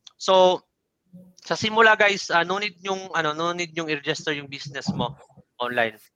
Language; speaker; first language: Filipino; non-native, local second language; Cebuano